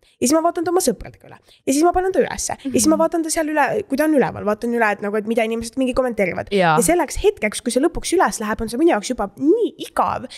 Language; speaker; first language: Estonian; native; Estonian